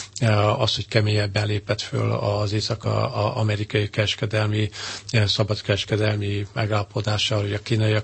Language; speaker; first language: Hungarian; native; Hungarian